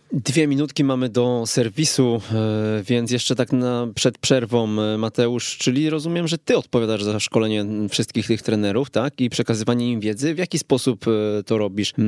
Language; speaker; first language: Polish; native; Polish